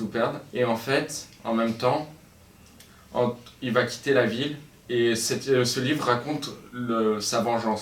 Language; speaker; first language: French; native; French